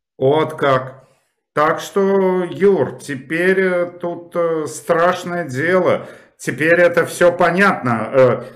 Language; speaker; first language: Russian; native; Russian